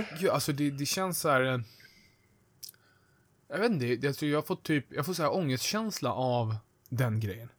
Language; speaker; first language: Swedish; native; Swedish